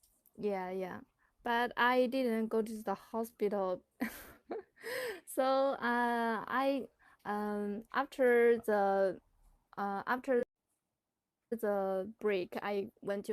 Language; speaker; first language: English; non-native, learner; Chinese